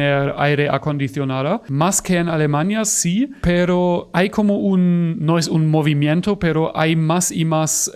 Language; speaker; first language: Spanish; non-native, fluent; German